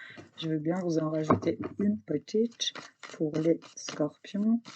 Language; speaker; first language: French; native; French